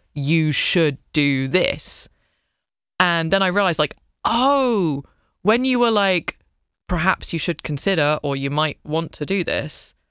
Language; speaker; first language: English; native; English